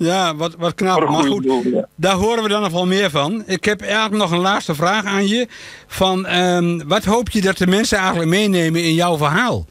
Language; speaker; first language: Dutch; native; Dutch